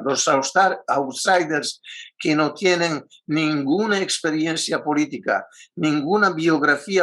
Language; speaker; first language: Spanish; non-native, fluent; Italian